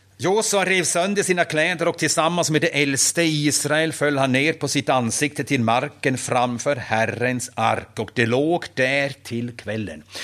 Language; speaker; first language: Swedish; non-native, fluent; German